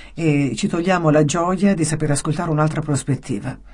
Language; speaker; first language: Italian; native; Italian